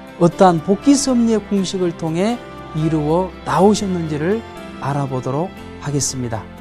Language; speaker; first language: Korean; native; Korean